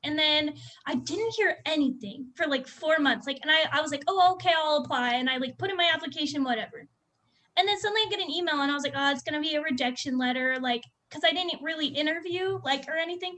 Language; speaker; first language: English; native; English